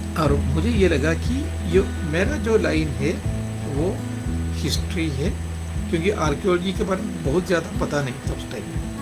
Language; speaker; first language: Hindi; non-native, local second language; Malayalam